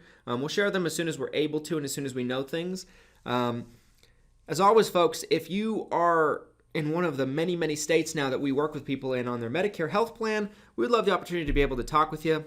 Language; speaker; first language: English; native; English